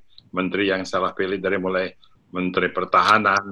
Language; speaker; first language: Indonesian; native; Indonesian